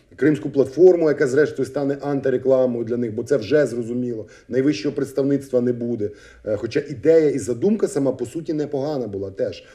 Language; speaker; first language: Ukrainian; native; Ukrainian